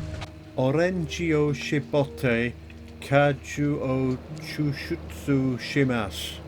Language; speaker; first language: Japanese; non-native, learner; English